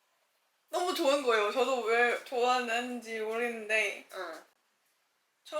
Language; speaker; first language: Korean; non-native, fluent; Chinese